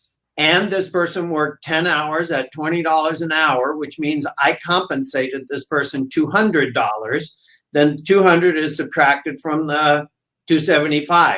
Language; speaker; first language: English; native; English